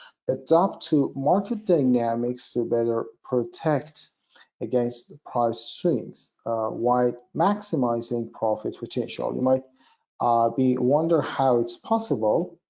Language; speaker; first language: English; non-native, fluent; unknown